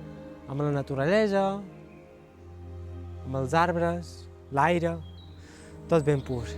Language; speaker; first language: Catalan; early bilingual, other home language; Georgian